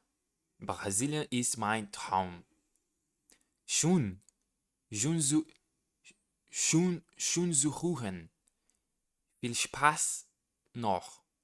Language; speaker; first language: German; non-native, learner; Portuguese